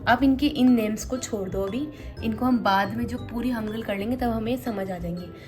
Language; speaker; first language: Hindi; native; Hindi